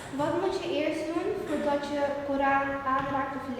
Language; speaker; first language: Dutch; early bilingual, other home language; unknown